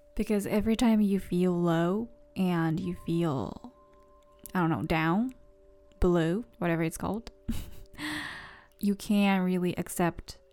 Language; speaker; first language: English; non-native, fluent; Japanese